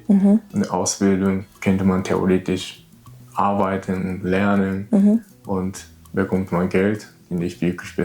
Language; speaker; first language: German; non-native, learner; Japanese